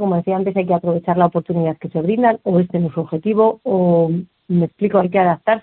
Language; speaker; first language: Spanish; native; Spanish